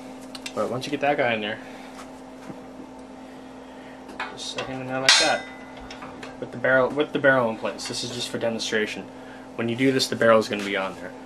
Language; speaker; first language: English; native; English